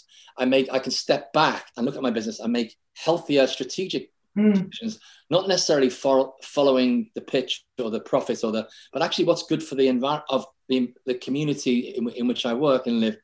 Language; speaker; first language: English; native; English